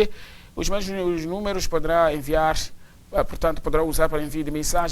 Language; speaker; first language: Portuguese; native; Portuguese